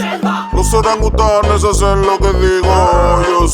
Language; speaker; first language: Spanish; native; Spanish